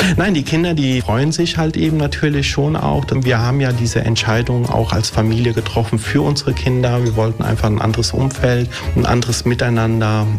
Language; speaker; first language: German; early bilingual, other home language; Italian